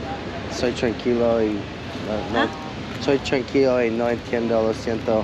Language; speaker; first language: Spanish; non-native, learner; English